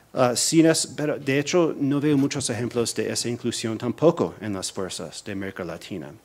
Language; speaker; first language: Spanish; non-native, fluent; English